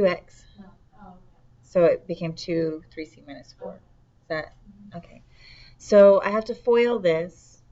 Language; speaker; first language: English; native; English